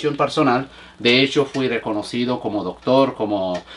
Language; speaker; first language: Spanish; non-native, fluent; Bangla